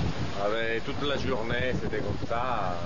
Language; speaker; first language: French; non-native, fluent; Italian